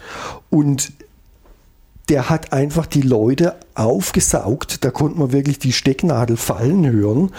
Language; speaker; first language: German; native; German